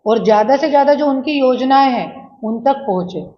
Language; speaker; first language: Hindi; non-native, local second language; Marathi